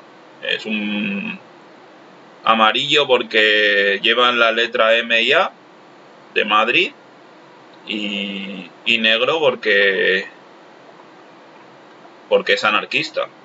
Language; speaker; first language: Spanish; non-native, local second language; Catalan